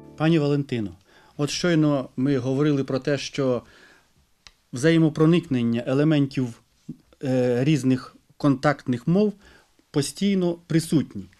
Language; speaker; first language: Ukrainian; native; Ukrainian